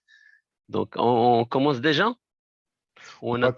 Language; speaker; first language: French; non-native, local second language; Arabic